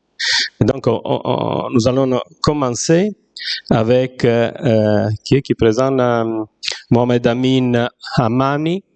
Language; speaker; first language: French; non-native, fluent; Italian